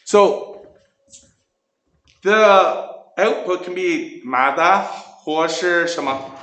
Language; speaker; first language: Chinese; non-native, learner; English